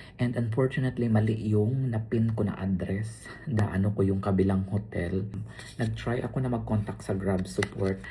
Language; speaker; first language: Filipino; non-native, local second language; Cebuano